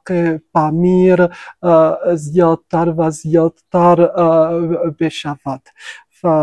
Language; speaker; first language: Persian; non-native, fluent; French